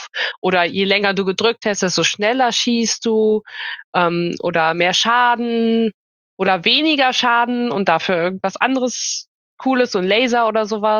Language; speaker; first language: German; native; German